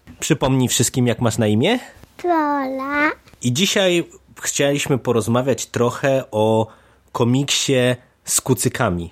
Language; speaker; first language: Polish; native; Polish